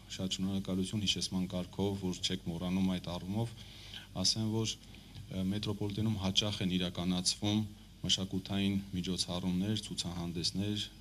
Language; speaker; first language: Armenian; native; Armenian